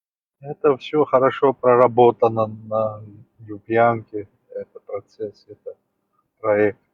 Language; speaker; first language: Russian; non-native, fluent; Georgian